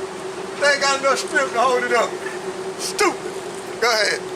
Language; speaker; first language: English; native; English